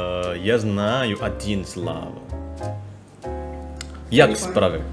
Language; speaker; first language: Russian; non-native, learner; Indonesian